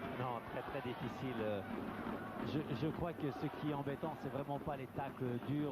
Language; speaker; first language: French; native; French